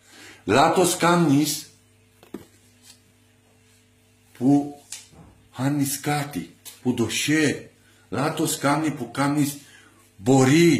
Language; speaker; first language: Greek; non-native, learner; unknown